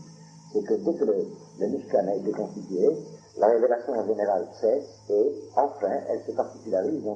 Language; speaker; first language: French; native; French